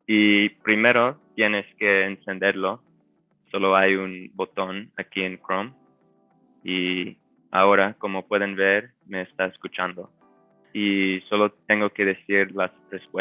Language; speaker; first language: Spanish; non-native, fluent; English